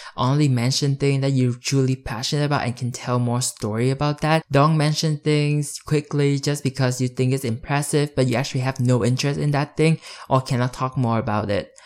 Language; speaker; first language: English; early bilingual, other home language; Vietnamese